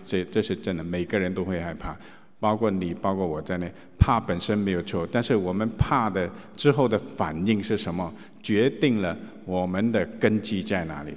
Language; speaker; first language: Chinese; native; Chinese